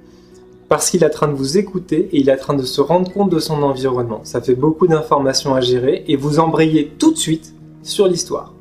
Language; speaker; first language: French; native; French